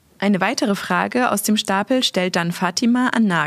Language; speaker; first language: German; native; German